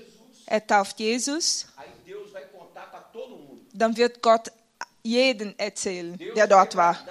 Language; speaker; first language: German; non-native, fluent; Portuguese